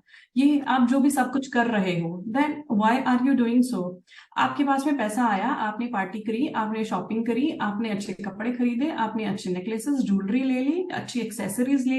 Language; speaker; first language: Hindi; native; Hindi